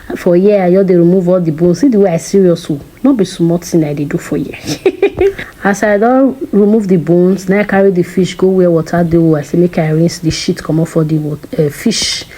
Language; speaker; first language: Nigerian Pidgin; native; Nigerian Pidgin